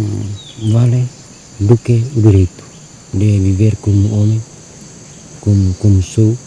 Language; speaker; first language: Portuguese; non-native, learner; Tetum